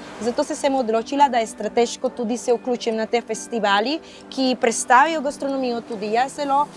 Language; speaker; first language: Slovenian; non-native, fluent; Spanish